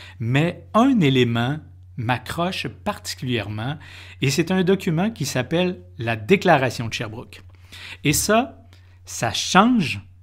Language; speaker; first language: French; native; French